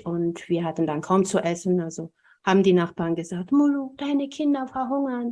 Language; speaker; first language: German; non-native, fluent; Amharic